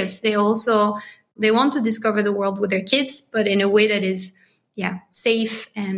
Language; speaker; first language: English; non-native, fluent; French